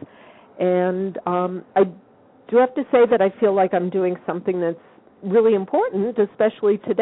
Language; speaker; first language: English; native; English